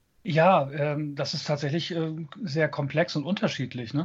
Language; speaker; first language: German; native; German